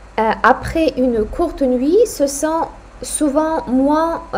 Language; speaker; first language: French; non-native, fluent; Russian